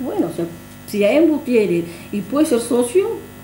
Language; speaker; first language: Spanish; native; Spanish